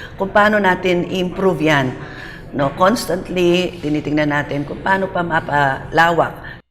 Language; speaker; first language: Filipino; non-native, local second language; Pampanga